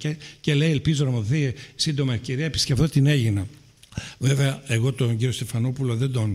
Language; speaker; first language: Greek; native; Greek